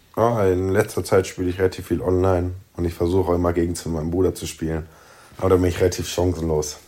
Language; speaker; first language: German; native; German